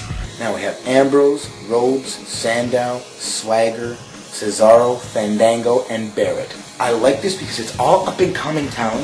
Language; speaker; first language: English; native; English